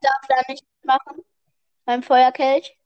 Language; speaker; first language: German; native; German